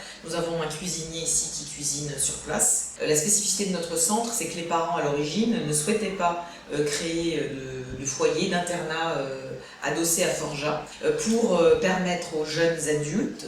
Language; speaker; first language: French; native; French